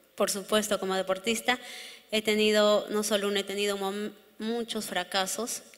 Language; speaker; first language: Spanish; native; Spanish